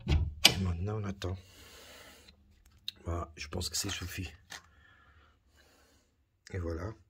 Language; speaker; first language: French; non-native, fluent; Portuguese